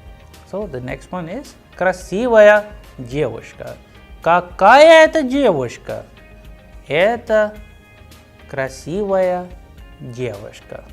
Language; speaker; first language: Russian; non-native, fluent; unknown